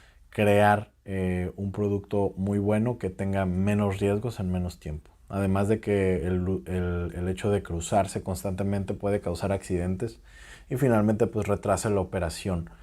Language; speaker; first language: Spanish; native; Spanish